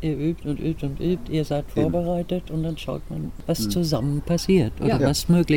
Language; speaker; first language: German; native; German